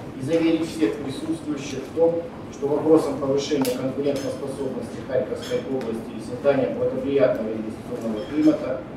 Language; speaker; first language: Russian; native; Russian